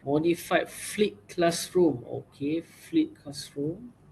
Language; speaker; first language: English; non-native, local second language; Malay